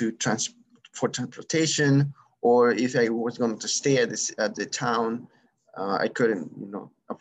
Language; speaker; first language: English; non-native, fluent; Spanish